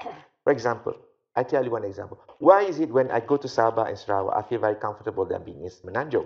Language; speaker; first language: English; non-native, local second language; Malay